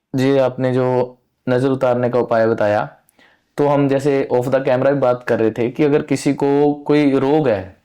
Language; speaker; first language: Hindi; non-native, local second language; Punjabi